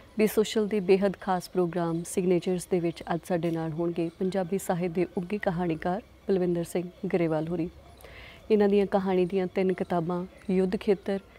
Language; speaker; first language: Punjabi; native; Punjabi